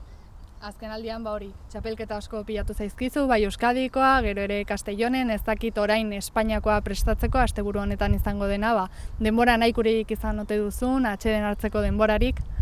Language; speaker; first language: Basque; native; Basque